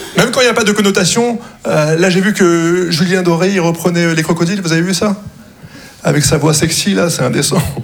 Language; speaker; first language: French; early bilingual, other home language; Arabic